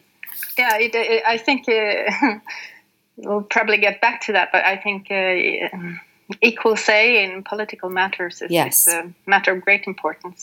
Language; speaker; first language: English; non-native, fluent; Norwegian